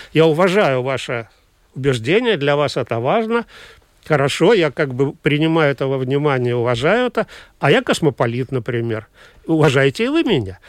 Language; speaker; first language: Russian; native; Russian